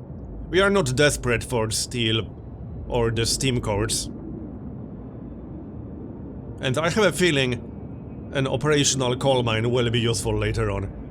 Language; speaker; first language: English; native; English